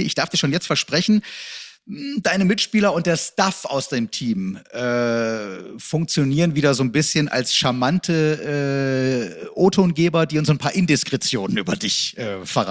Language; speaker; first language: German; native; German